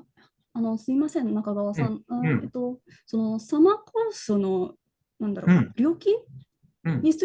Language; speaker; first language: Japanese; non-native, fluent; Indonesian